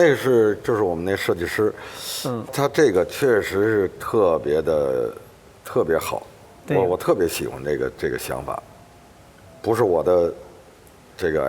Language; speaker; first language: Chinese; native; Chinese